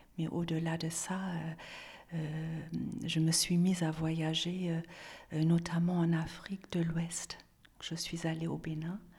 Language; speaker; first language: French; non-native, fluent; German